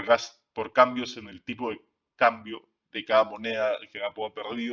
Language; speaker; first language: Spanish; native; Spanish